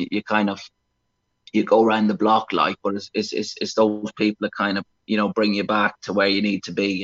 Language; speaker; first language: English; native; English